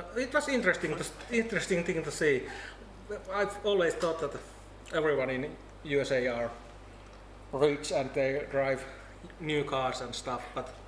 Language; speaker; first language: English; non-native, fluent; Finnish